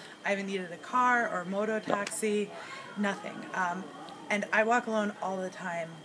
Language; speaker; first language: English; native; English